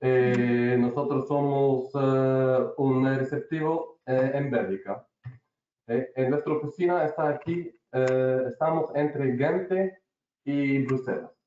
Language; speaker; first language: Spanish; non-native, learner; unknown